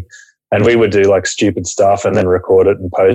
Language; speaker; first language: English; native; English